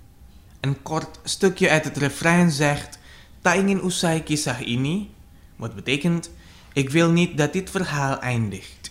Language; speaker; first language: Dutch; non-native, fluent; Indonesian